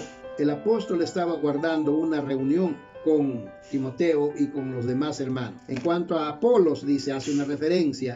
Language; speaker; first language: Spanish; native; Spanish